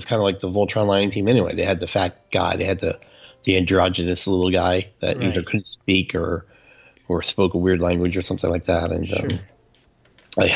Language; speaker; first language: English; native; English